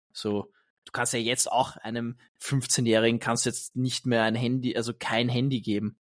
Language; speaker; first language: German; native; German